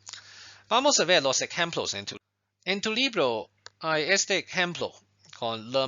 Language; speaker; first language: Spanish; non-native, fluent; Chinese